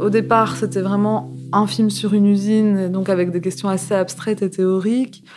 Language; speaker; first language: French; native; French